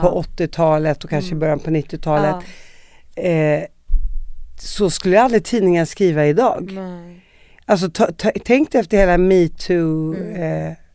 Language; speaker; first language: Swedish; native; Swedish